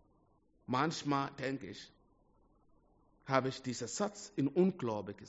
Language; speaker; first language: German; non-native, fluent; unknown